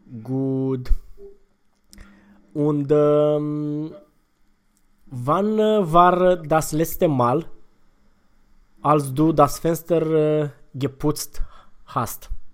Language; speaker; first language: German; non-native, fluent; Romanian